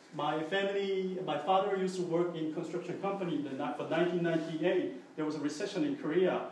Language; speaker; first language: English; non-native, fluent; Korean